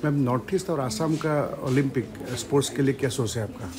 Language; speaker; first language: Hindi; non-native, local second language; Assamese